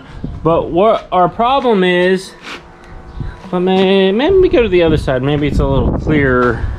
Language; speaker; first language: English; native; English